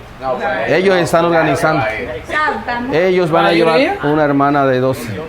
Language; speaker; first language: Spanish; native; Spanish